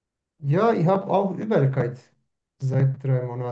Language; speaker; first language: German; non-native, learner; Turkish